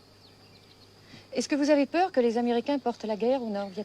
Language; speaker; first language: French; native; French